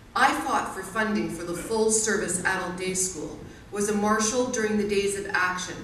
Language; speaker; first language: English; native; English